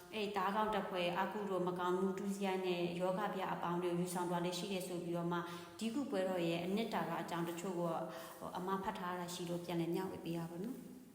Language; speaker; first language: Burmese; non-native, local second language; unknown